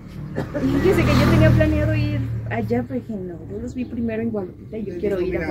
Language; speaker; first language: Spanish; native; Spanish